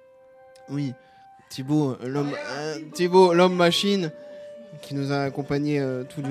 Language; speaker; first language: French; native; French